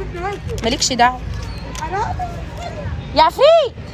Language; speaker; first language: Arabic; native; Arabic